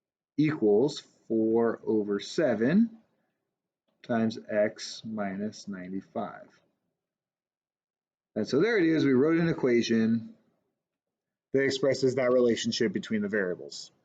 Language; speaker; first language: English; native; English